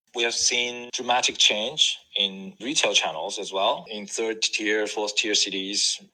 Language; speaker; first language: English; non-native, fluent; Chinese